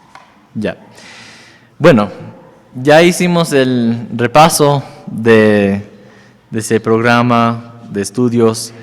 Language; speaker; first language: Spanish; non-native, fluent; English